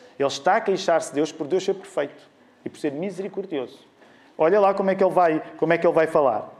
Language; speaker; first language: Portuguese; native; Portuguese